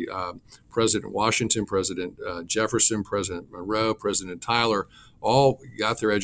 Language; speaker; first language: English; native; English